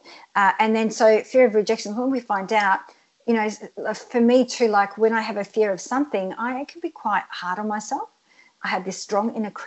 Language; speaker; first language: English; early bilingual, other home language; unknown